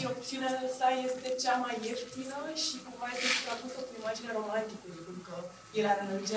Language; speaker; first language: Romanian; native; Romanian